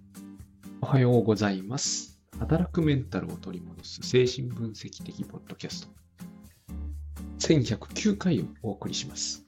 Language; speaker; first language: Japanese; native; Japanese